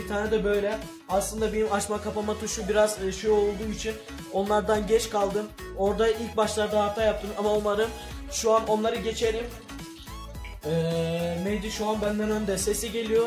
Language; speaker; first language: Turkish; early bilingual, other home language; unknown